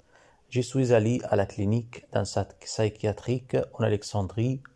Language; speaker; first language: French; non-native, learner; Arabic